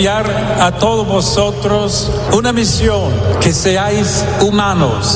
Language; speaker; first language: Spanish; non-native, fluent; English